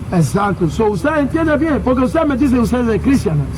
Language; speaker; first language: Spanish; non-native, learner; English